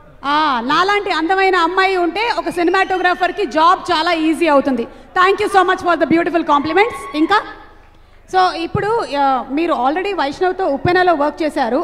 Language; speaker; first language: Telugu; native; Telugu